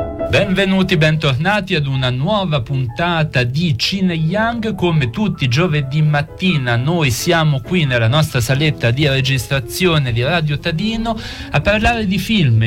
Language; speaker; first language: Italian; native; Italian